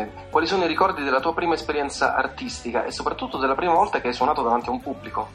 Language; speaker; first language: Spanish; non-native, fluent; Italian